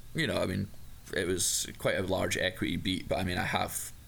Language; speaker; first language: English; native; English